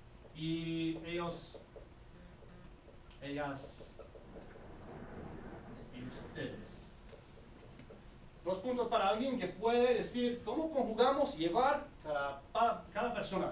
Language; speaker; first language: Spanish; non-native, fluent; English